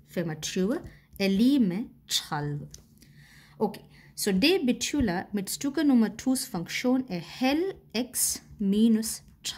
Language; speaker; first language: Danish; non-native, fluent; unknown